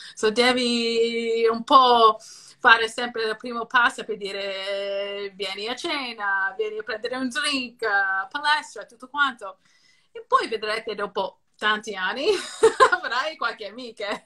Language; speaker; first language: Italian; non-native, fluent; English